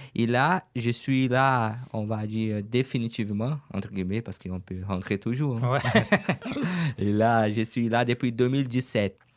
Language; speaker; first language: French; non-native, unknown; Portuguese